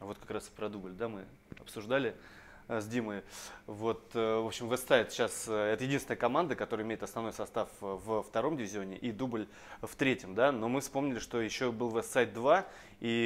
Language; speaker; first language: Russian; native; Russian